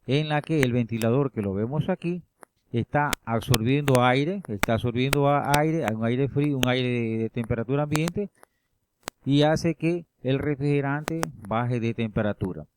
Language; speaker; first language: Spanish; native; Spanish